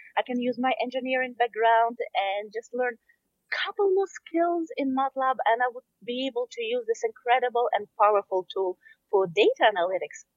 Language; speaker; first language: English; non-native, fluent; Russian